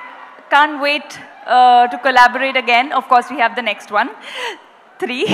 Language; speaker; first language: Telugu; non-native, local second language; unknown